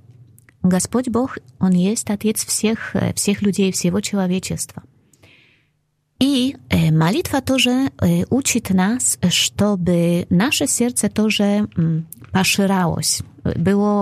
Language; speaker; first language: Russian; non-native, fluent; Polish